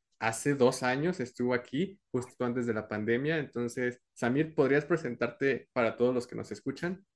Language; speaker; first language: Spanish; native; Spanish